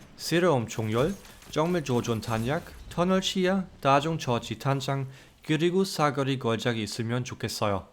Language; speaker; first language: Korean; non-native, fluent; German